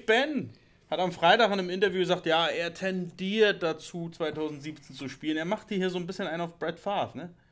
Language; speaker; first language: German; native; German